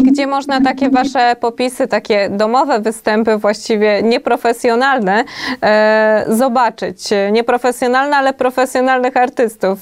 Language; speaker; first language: Polish; native; Polish